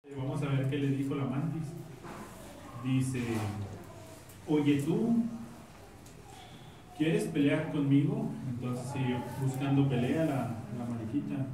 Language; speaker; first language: Spanish; native; Spanish